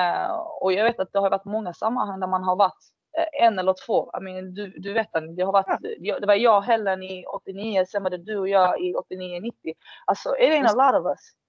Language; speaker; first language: Swedish; native; Swedish